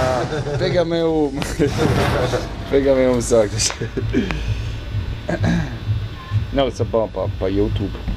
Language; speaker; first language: Portuguese; non-native, learner; German